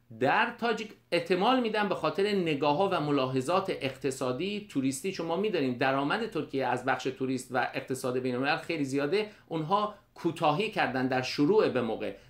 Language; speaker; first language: Persian; native; Persian